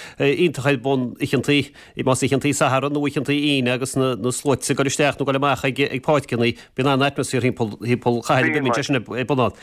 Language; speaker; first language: Irish; native; Irish